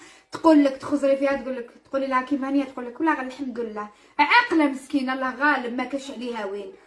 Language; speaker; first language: Arabic; native; Arabic